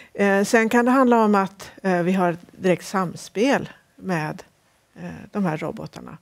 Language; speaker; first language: Swedish; native; Swedish